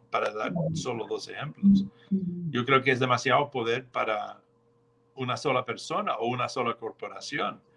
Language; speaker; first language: Spanish; non-native, fluent; English